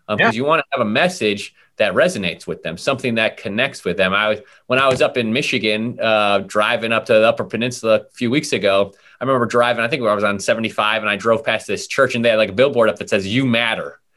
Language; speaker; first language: English; native; English